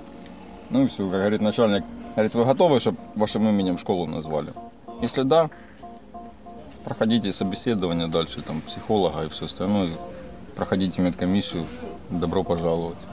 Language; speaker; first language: Russian; native; Russian